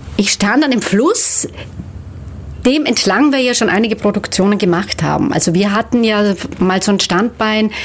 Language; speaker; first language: German; native; German